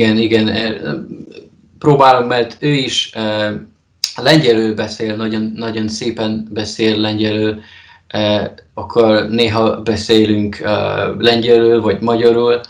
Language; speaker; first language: Hungarian; non-native, learner; Polish